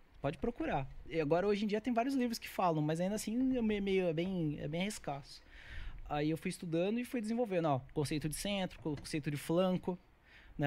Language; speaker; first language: Portuguese; native; Portuguese